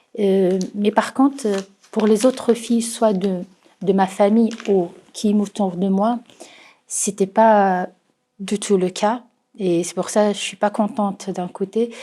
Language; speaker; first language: French; non-native, fluent; Arabic